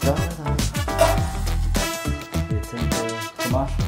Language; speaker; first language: Romanian; non-native, learner; English